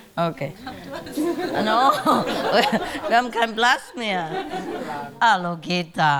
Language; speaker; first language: German; non-native, learner; Vietnamese